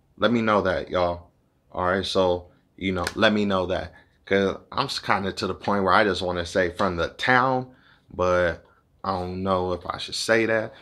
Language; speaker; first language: English; native; English